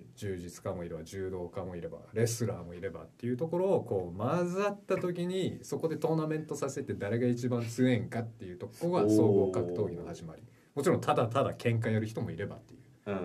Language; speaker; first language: Japanese; early bilingual, heritage; Japanese